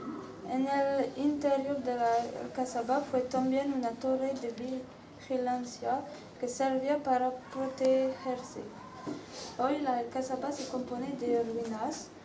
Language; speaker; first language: Spanish; non-native, learner; French